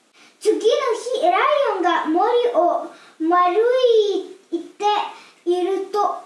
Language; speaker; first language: Japanese; non-native, learner; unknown